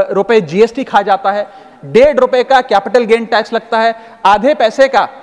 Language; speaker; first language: Hindi; native; Hindi